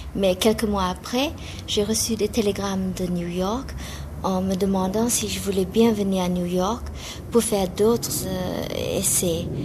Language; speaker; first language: French; non-native, fluent; English